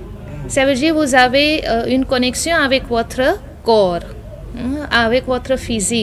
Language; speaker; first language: French; non-native, fluent; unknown